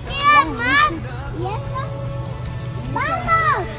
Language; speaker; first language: Spanish; native; Spanish